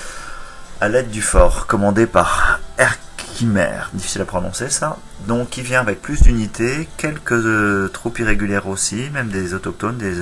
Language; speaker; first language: French; native; French